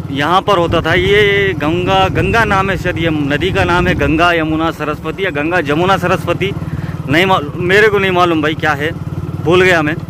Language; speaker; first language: Hindi; non-native, local second language; Urdu